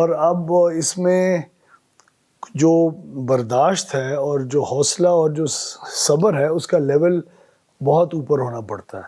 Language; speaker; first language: Urdu; non-native, local second language; Pashto